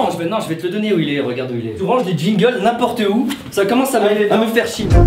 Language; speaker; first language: French; native; French